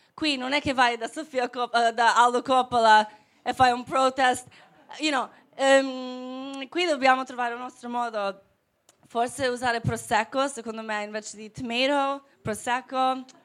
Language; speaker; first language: Italian; native; Italian